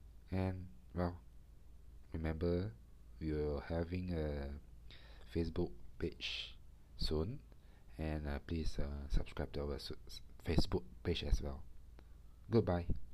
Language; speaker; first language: English; non-native, local second language; Chinese